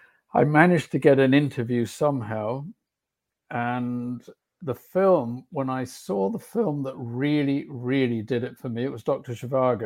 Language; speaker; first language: English; native; English